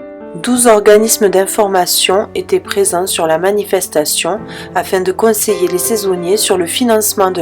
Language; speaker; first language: French; native; French